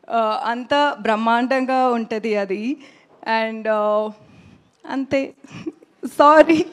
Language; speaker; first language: Telugu; non-native, learner; Tamil